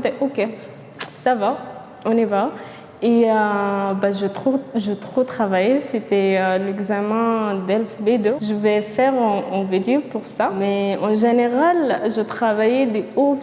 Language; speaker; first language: French; non-native, fluent; Arabic